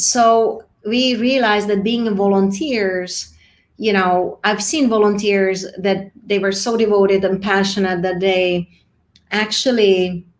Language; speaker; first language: English; non-native, fluent; Czech